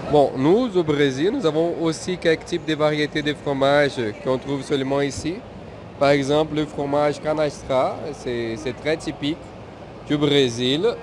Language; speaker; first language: French; non-native, fluent; Portuguese